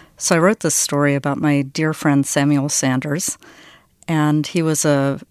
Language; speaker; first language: English; native; English